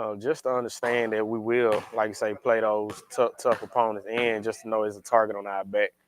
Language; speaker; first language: English; native; English